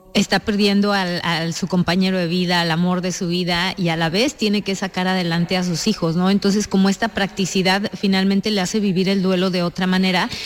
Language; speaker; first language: Spanish; native; Spanish